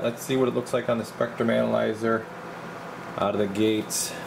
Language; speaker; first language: English; native; English